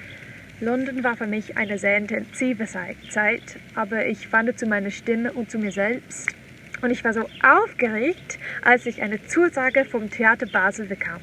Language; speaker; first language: German; non-native, learner; English